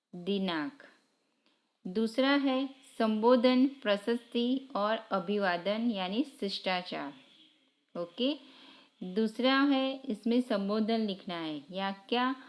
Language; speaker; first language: Hindi; non-native, local second language; Gujarati